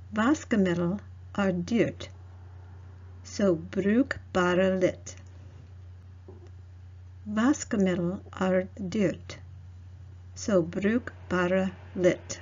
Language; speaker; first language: Norwegian; non-native, learner; English